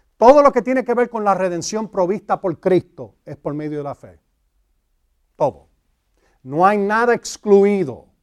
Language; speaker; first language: Spanish; early bilingual, heritage; Spanish